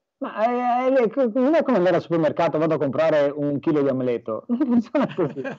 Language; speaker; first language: Italian; native; Italian